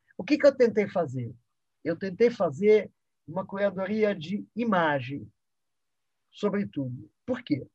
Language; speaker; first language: Portuguese; early bilingual, other home language; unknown